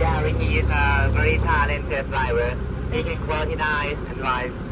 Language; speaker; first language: English; non-native, fluent; Thai